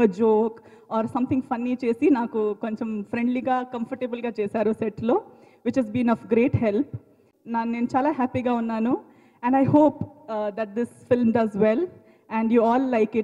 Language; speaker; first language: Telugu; non-native, learner; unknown